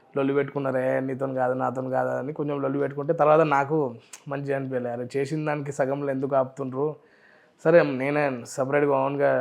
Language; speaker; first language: Telugu; non-native, local second language; Urdu